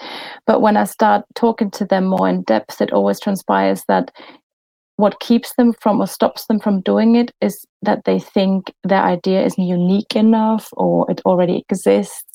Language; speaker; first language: English; non-native, fluent; German